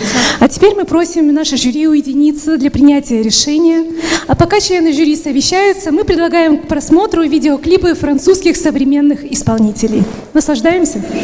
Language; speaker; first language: Russian; native; Russian